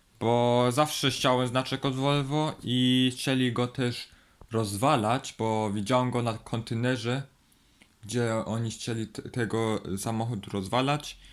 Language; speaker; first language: Polish; early bilingual, heritage; Polish